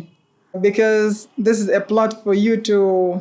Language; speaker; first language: English; non-native, local second language; Hausa